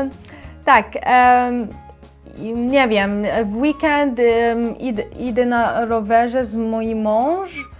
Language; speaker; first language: Polish; non-native, learner; Arabic